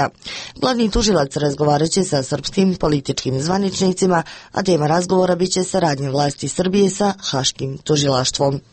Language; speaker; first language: Croatian; native; Croatian